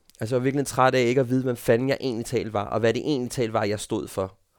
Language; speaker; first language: Danish; native; Danish